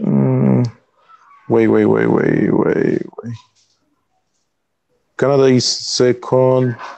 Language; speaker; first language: English; non-native, learner; Spanish